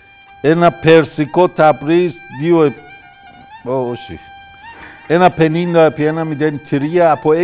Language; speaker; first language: Greek; non-native, learner; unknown